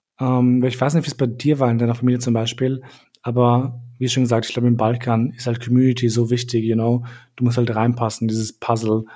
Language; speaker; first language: German; early bilingual, other home language; Albanian